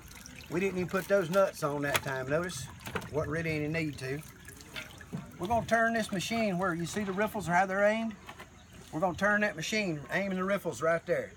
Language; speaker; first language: English; native; English